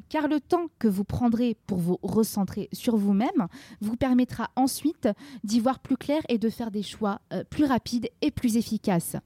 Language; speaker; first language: French; native; French